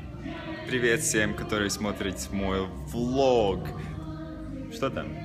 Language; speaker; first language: Russian; non-native, local second language; Latvian